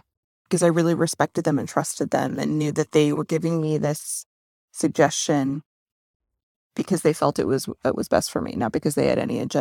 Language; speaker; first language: English; native; English